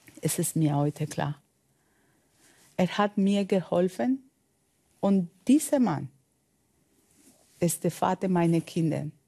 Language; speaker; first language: German; non-native, learner; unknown